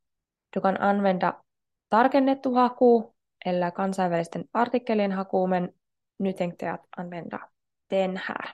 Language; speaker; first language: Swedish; non-native, local second language; Finnish